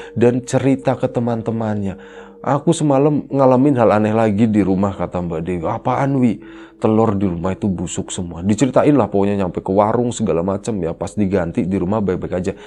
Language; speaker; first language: Indonesian; native; Indonesian